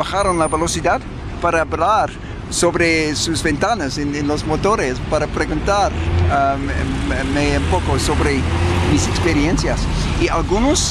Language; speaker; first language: Spanish; non-native, fluent; English